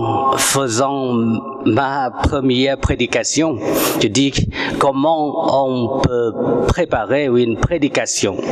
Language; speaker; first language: French; non-native, fluent; Vietnamese